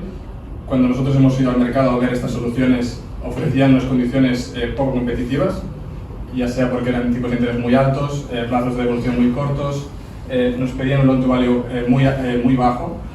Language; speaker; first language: Spanish; native; Spanish